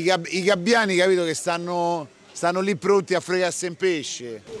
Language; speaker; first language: Italian; native; Italian